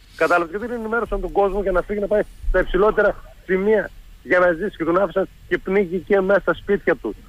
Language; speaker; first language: Greek; native; Greek